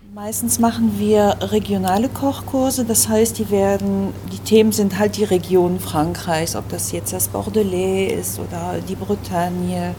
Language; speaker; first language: German; early bilingual, other home language; French